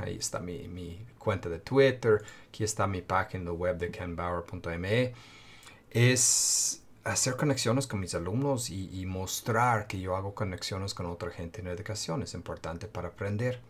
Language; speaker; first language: Spanish; non-native, fluent; English